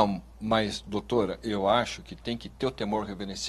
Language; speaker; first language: Portuguese; native; Portuguese